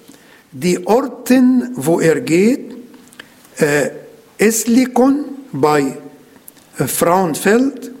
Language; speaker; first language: German; non-native, learner; Arabic